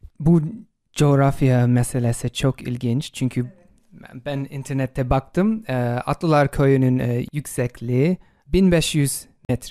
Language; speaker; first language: Turkish; non-native, fluent; English